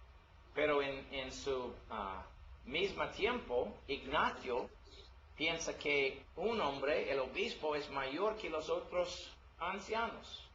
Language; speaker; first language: Spanish; non-native, learner; English